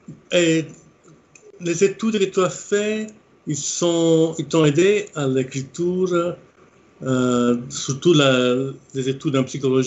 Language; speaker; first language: French; non-native, fluent; Italian